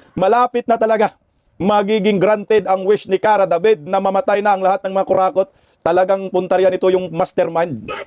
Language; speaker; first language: Filipino; non-native, local second language; Cebuano